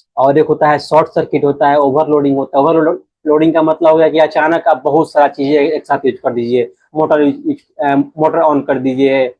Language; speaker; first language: Hindi; native; Hindi